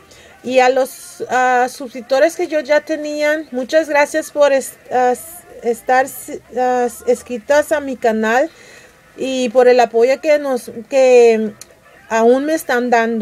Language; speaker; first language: Spanish; early bilingual, heritage; Spanish